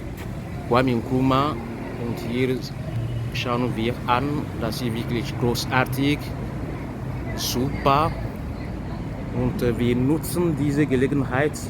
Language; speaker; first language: German; non-native, fluent; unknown